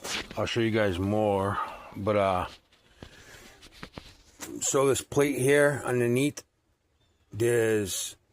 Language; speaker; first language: English; native; English